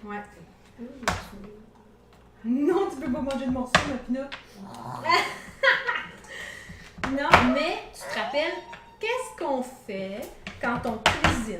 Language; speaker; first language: French; native; French